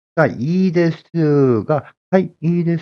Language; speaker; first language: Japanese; non-native, fluent; Korean